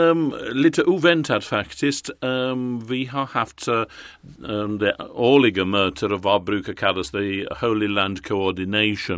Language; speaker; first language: Swedish; non-native, fluent; English